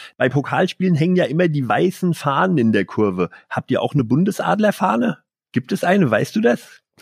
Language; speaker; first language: German; native; German